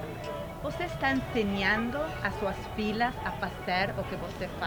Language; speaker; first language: Portuguese; non-native, fluent; Spanish